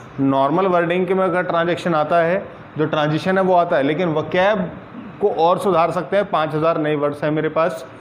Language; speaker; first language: Hindi; non-native, local second language; Punjabi